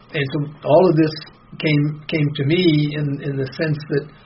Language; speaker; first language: English; native; English